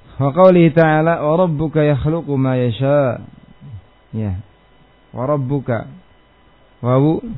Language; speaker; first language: Arabic; non-native, fluent; Indonesian